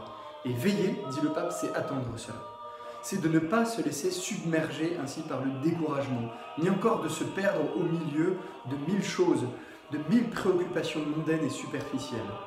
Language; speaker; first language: French; native; French